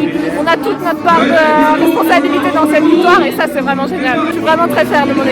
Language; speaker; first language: French; native; French